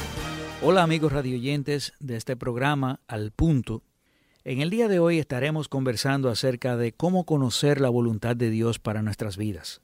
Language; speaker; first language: Spanish; native; Spanish